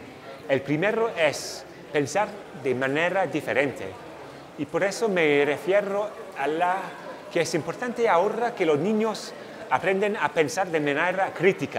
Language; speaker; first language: Spanish; non-native, fluent; English